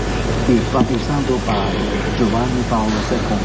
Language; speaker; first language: Italian; non-native, fluent; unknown